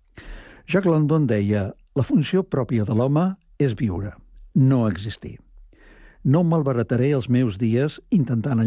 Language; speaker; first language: Catalan; native; Catalan